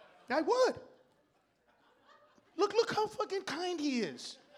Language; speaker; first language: English; early bilingual, other home language; Spanish